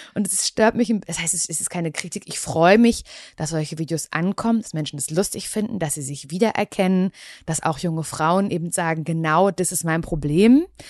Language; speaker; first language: German; native; German